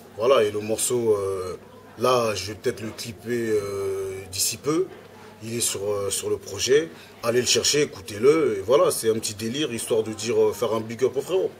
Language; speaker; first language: French; early bilingual, other home language; Lingala